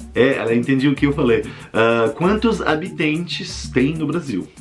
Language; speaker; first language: Portuguese; non-native, fluent; French